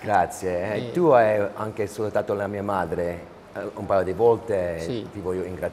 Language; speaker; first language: Italian; early bilingual, heritage; English